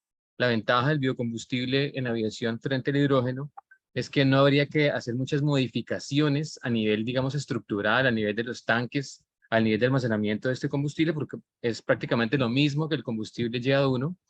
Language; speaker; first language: Spanish; native; Spanish